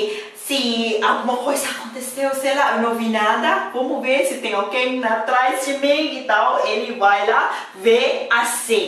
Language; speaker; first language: Portuguese; non-native, learner; Thai